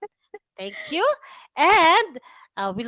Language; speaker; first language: English; non-native, fluent; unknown